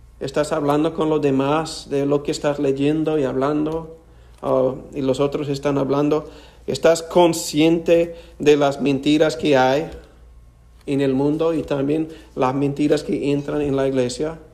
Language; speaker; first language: Spanish; non-native, fluent; English